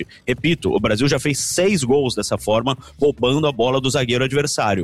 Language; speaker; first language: Portuguese; native; Portuguese